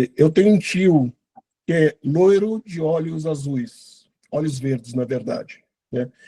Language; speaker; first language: Portuguese; non-native, local second language; Kabuverdianu